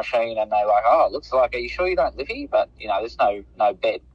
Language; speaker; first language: English; native; English